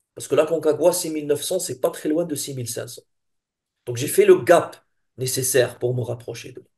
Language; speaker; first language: French; non-native, local second language; Arabic